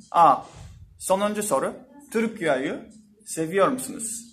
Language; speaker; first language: Turkish; non-native, learner; Japanese